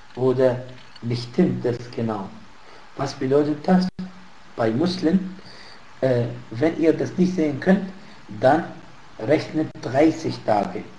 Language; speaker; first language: German; non-native, fluent; Arabic